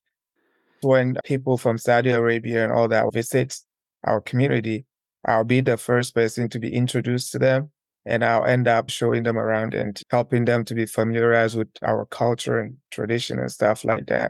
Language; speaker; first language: English; non-native, local second language; Akan